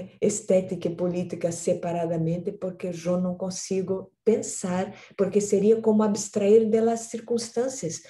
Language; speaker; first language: Portuguese; non-native, learner; Spanish